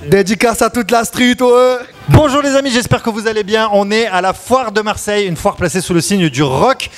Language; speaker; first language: French; native; French